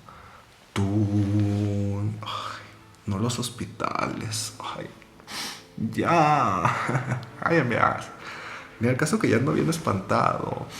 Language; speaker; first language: Spanish; native; Spanish